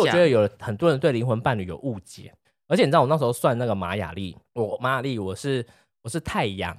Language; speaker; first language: Chinese; native; Chinese